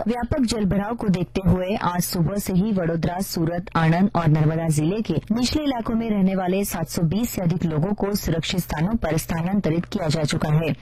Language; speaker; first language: Hindi; non-native, local second language; Gujarati